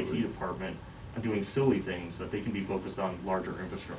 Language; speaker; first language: English; native; English